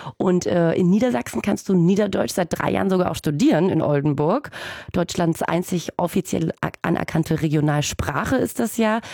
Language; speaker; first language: German; native; German